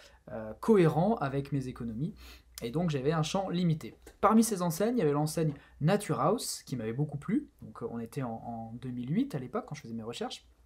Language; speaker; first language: French; native; French